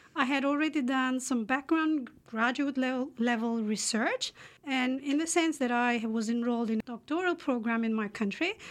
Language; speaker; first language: English; non-native, fluent; Turkish